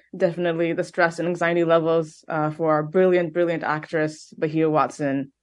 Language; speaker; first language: English; native; English